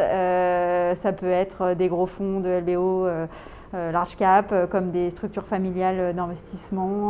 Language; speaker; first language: French; native; French